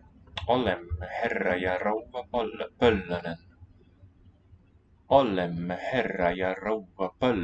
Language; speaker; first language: Finnish; non-native, learner; English